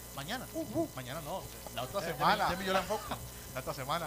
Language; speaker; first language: Spanish; native; Spanish